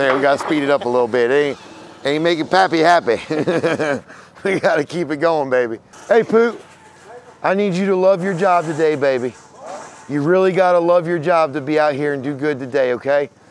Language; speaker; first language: English; native; English